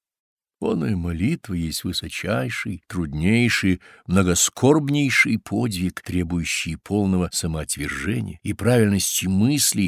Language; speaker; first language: Russian; native; Russian